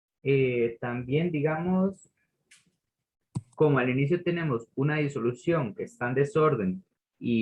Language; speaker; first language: Spanish; native; Spanish